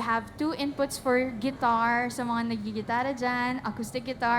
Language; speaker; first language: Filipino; native; Filipino